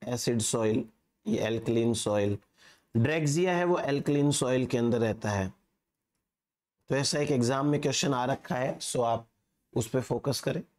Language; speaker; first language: Hindi; native; Hindi